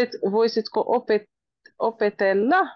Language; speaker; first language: Finnish; non-native, learner; Spanish